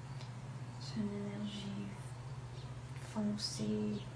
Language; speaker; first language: French; non-native, local second language; English